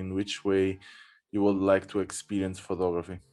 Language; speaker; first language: English; non-native, fluent; Italian